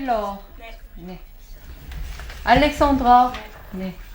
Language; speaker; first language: Korean; non-native, learner; French